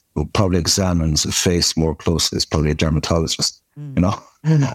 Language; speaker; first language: English; native; English